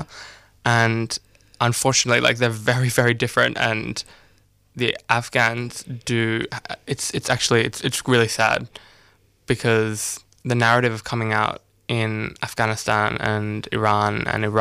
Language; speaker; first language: English; native; English